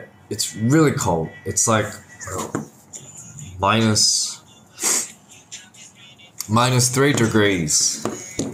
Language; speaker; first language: English; native; English